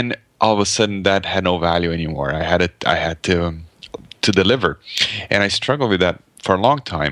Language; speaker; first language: English; non-native, fluent; Portuguese